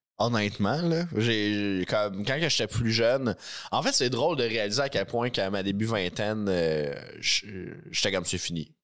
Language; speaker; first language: French; native; French